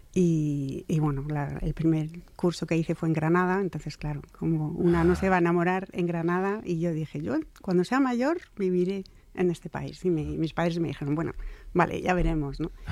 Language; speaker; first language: Spanish; non-native, fluent; French